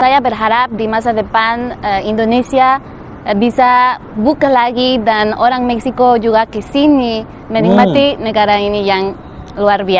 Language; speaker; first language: Indonesian; non-native, learner; Spanish